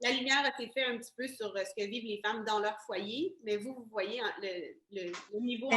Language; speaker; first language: French; native; French